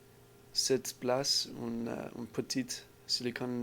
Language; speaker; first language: French; non-native, learner; English